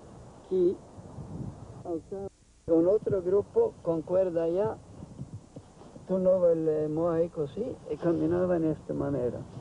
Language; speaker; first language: Spanish; non-native, fluent; Norwegian